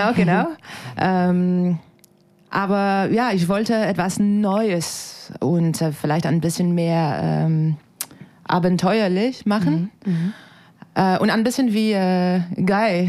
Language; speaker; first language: German; non-native, fluent; French